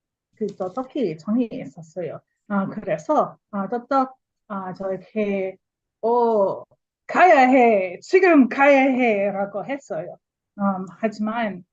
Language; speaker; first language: Korean; non-native, learner; English